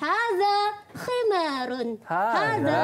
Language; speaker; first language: Arabic; non-native, fluent; Malay